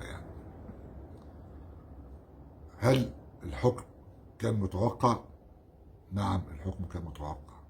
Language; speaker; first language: Arabic; native; Arabic